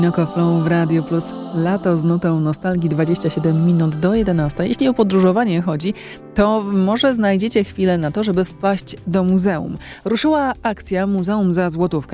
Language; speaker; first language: Polish; native; Polish